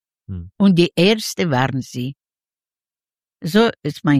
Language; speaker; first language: German; early bilingual, other home language; Yiddish